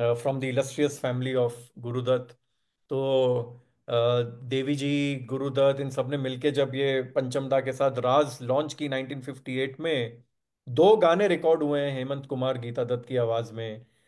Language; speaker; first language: Hindi; native; Hindi